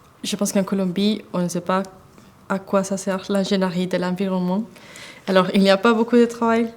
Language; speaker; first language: French; non-native, fluent; Spanish